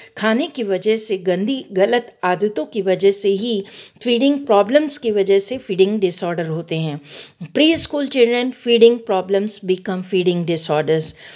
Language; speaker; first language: Hindi; native; Hindi